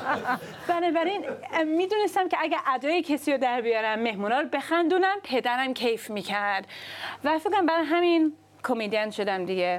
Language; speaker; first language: Persian; early bilingual, other home language; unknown